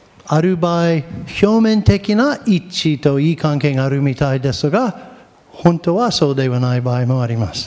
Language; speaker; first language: Japanese; non-native, fluent; English